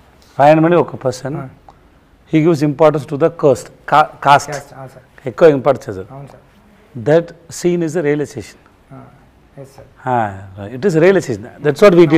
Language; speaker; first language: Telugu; non-native, learner; Tamil